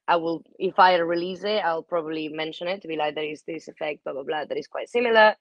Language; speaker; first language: English; non-native, fluent; Spanish